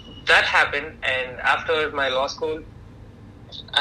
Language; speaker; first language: English; non-native, local second language; Tamil